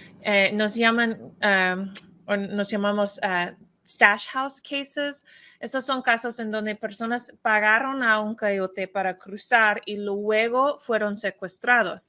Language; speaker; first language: Spanish; non-native, fluent; English